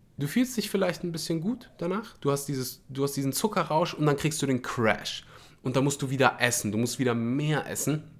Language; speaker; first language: German; early bilingual, other home language; Russian